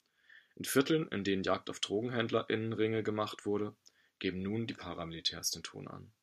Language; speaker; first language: German; native; German